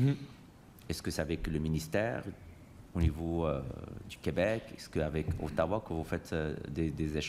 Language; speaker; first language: French; native; French